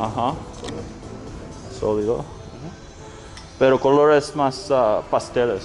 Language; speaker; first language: Spanish; non-native, learner; English